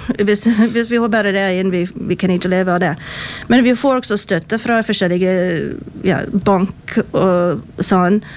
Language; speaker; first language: Norwegian; non-native, fluent; English